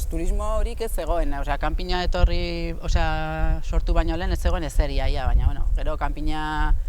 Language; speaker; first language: Basque; non-native, local second language; Spanish